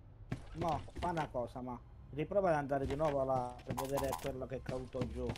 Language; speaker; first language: Italian; native; Italian